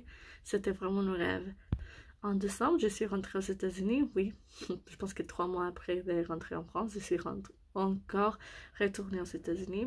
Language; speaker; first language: French; non-native, learner; English